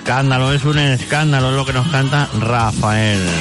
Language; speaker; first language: Spanish; native; Spanish